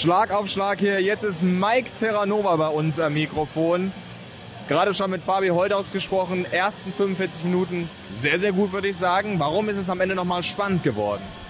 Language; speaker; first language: German; native; German